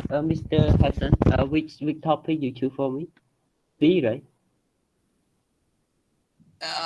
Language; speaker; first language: English; non-native, learner; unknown